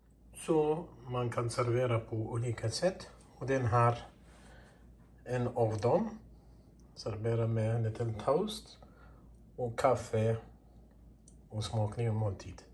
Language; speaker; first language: Swedish; non-native, learner; Arabic